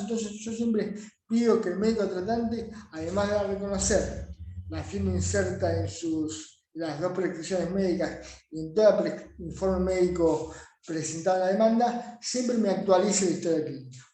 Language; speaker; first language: Spanish; native; Spanish